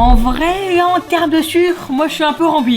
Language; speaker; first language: French; native; French